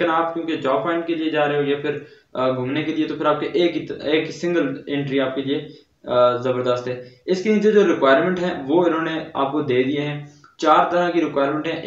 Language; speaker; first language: Urdu; non-native, local second language; Punjabi